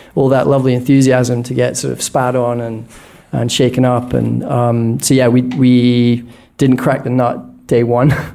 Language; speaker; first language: English; native; English